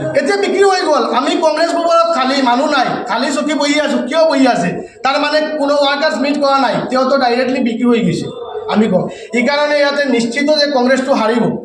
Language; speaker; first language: Assamese; non-native, local second language; Bangla